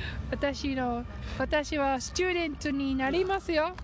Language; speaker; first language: Japanese; native; Japanese